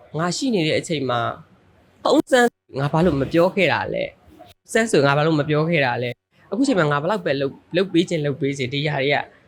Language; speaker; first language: Burmese; native; Burmese